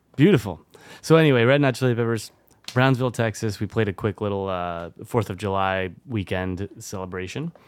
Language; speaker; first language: English; early bilingual, other home language; French